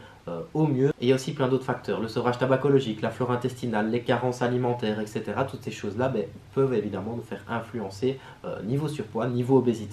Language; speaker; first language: French; native; French